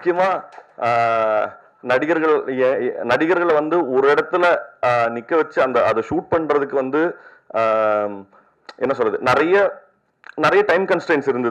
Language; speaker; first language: Tamil; native; Tamil